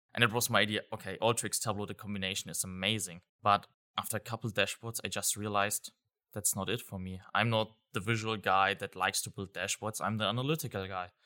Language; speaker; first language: English; non-native, fluent; German